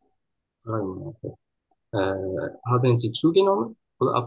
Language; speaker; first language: German; non-native, learner; Turkish